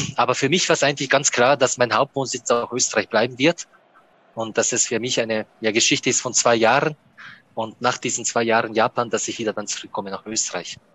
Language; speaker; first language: German; non-native, fluent; Japanese